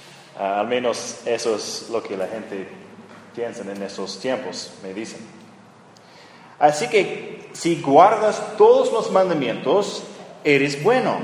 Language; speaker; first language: Spanish; non-native, fluent; English